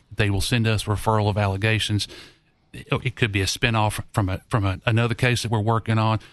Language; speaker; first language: English; native; English